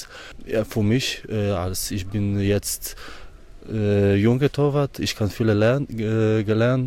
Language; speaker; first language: German; non-native, learner; Polish